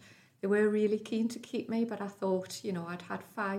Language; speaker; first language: English; native; English